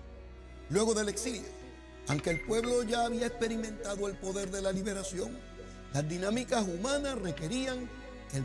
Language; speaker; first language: Spanish; native; Spanish